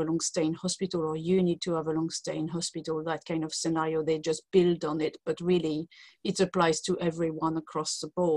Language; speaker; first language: English; non-native, fluent; French